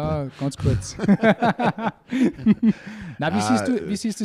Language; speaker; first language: German; native; German